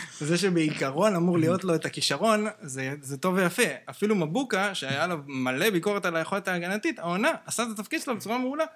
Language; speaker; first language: Hebrew; native; Hebrew